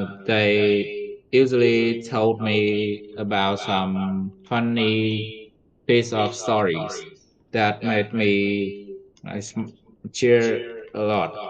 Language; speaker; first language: English; non-native, learner; Vietnamese